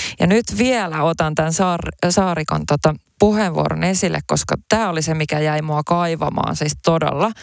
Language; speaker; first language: Finnish; early bilingual, other home language; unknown